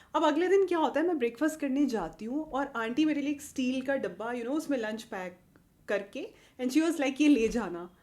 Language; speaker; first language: Hindi; native; Hindi